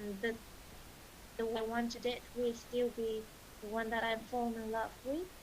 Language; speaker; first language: English; non-native, learner; Vietnamese